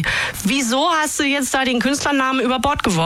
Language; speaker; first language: German; native; German